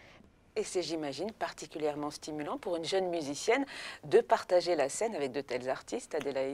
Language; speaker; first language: French; native; French